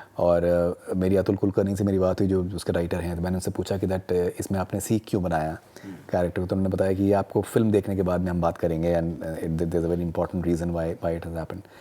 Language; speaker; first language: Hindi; native; Hindi